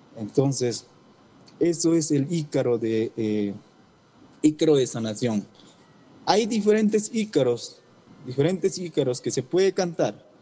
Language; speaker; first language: Spanish; non-native, local second language; Shipibo-Conibo